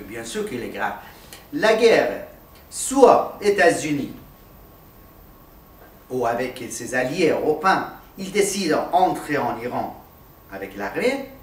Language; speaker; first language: French; non-native, fluent; Persian